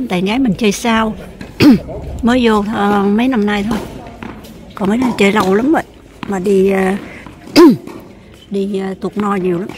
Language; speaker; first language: Vietnamese; native; Vietnamese